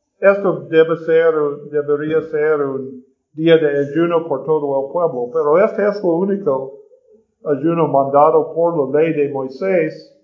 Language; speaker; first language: Spanish; non-native, learner; English